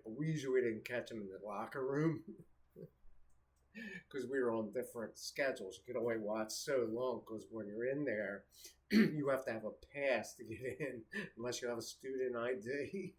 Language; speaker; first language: English; native; English